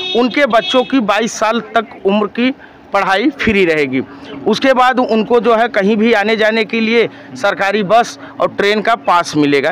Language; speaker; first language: Hindi; native; Hindi